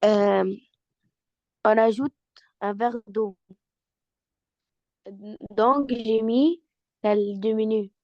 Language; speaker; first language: French; non-native, learner; Arabic